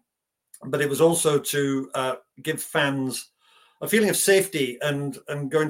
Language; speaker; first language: English; native; English